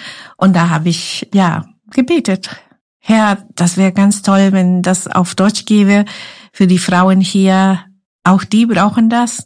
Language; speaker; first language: German; non-native, fluent; Spanish